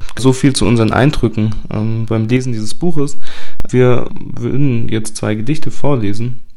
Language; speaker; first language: German; native; German